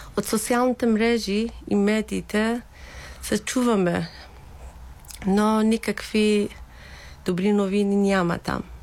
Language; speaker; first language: Bulgarian; non-native, learner; Persian